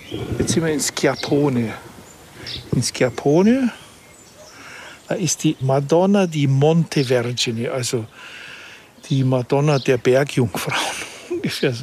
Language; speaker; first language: German; native; German